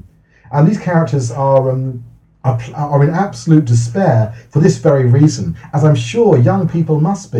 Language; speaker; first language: English; native; English